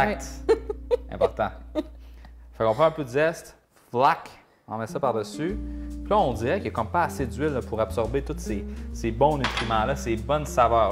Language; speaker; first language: French; native; French